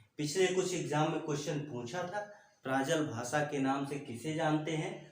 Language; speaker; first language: Hindi; native; Hindi